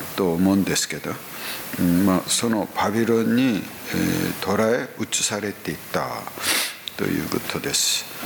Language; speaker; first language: Japanese; non-native, fluent; Korean